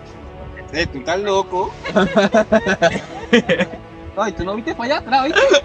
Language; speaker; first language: Spanish; non-native, learner; Japanese